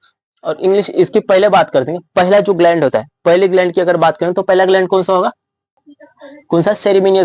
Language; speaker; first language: Hindi; native; Hindi